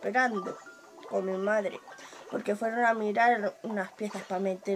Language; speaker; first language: Spanish; native; Spanish